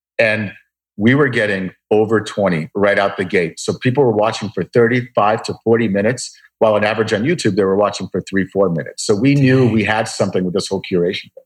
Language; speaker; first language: English; early bilingual, other home language; Russian